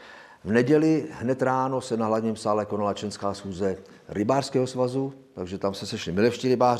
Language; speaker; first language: Czech; native; Czech